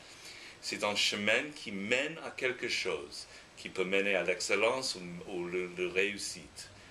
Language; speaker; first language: French; non-native, fluent; English